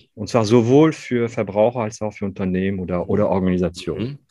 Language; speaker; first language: German; non-native, fluent; French